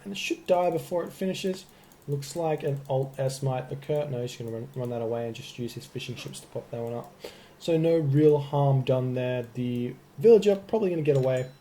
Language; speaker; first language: English; native; English